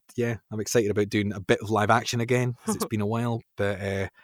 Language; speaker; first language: English; native; English